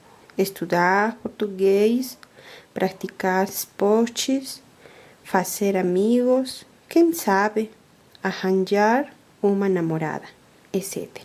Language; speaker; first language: Portuguese; non-native, fluent; Spanish